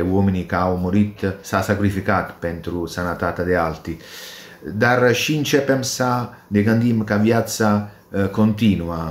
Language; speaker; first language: Romanian; non-native, learner; Italian